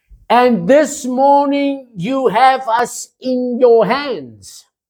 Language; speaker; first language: English; non-native, local second language; Afrikaans